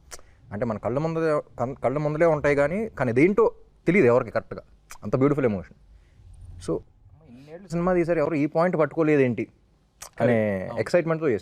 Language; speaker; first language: Telugu; native; Telugu